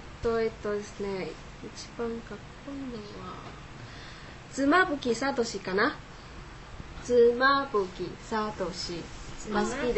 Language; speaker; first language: Japanese; non-native, learner; Chinese